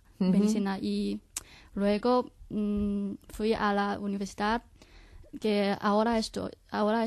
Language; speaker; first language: Spanish; non-native, learner; Chinese